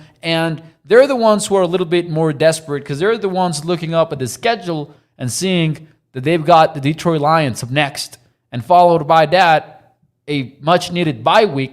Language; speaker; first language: English; native; English